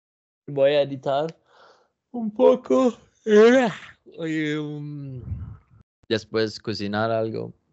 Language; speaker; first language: Spanish; non-native, learner; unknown